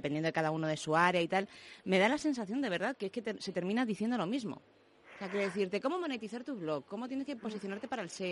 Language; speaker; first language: Spanish; native; Spanish